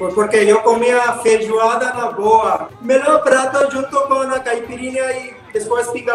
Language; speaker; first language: Portuguese; non-native, fluent; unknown